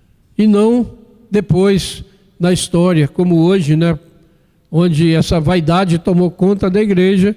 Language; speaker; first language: Portuguese; native; Portuguese